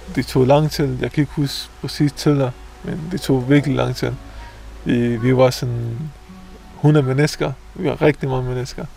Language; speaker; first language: Danish; non-native, fluent; Persian